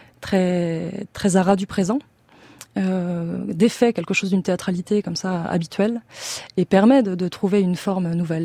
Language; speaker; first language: French; native; French